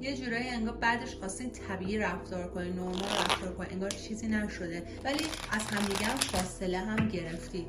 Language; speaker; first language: Persian; native; Persian